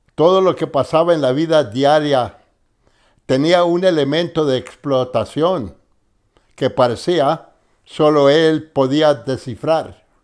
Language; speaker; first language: Spanish; early bilingual, heritage; Spanish